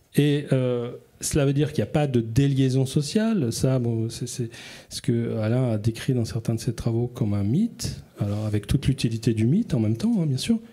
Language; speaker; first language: French; native; French